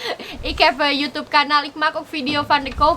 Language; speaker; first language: Dutch; non-native, learner; Indonesian